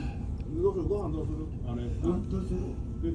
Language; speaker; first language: Japanese; native; Japanese